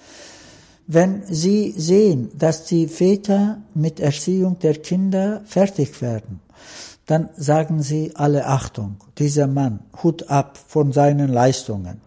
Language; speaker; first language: German; non-native, fluent; Turkish